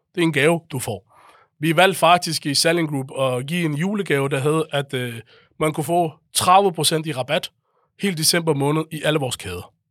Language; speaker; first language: Danish; early bilingual, other home language; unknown